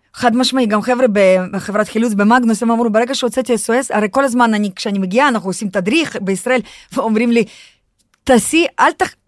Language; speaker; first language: Hebrew; non-native, fluent; Russian